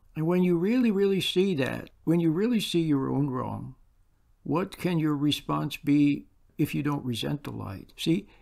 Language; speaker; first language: English; native; English